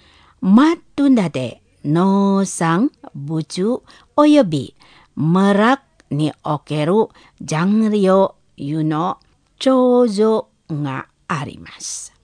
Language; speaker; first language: Japanese; non-native, fluent; Indonesian